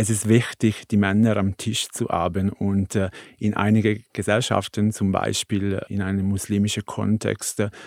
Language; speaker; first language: German; non-native, fluent; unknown